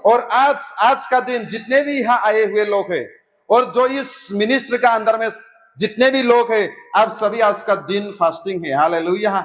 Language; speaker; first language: Hindi; non-native, local second language; Assamese